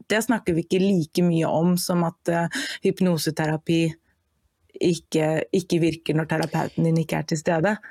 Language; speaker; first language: Norwegian; non-native, fluent; German